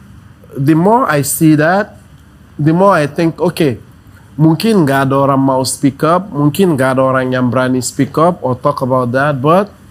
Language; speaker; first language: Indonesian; non-native, fluent; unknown